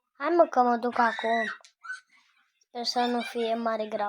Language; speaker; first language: Romanian; native; Romanian